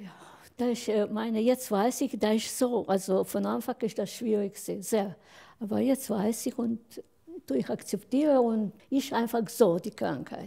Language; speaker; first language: German; non-native, learner; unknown